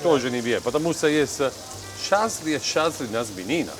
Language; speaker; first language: Russian; non-native, learner; Italian